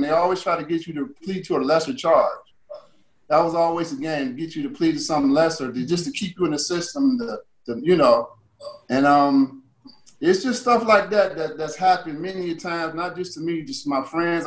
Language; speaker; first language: English; native; English